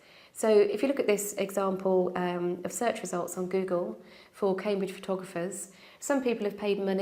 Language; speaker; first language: English; native; English